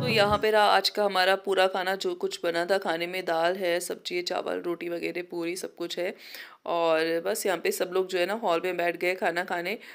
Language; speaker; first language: Hindi; non-native, local second language; Marathi